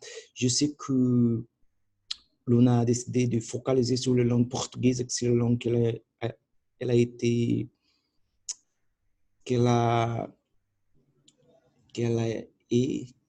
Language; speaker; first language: French; non-native, learner; Portuguese